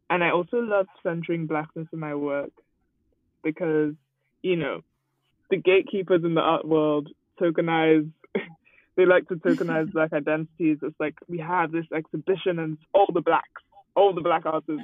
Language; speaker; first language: English; non-native, local second language; Yoruba